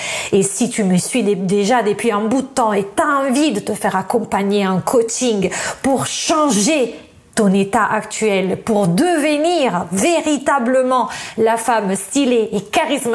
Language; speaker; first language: French; non-native, fluent; Italian